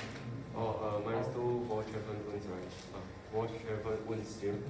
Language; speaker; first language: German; non-native, learner; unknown